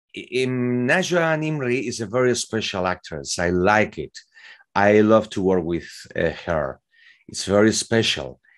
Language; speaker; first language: English; non-native, fluent; Spanish